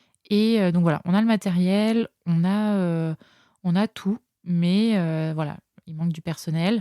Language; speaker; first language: French; native; French